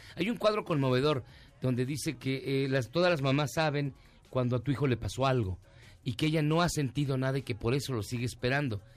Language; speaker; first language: Spanish; native; Spanish